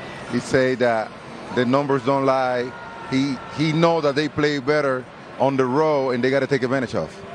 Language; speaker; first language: English; non-native, fluent; Spanish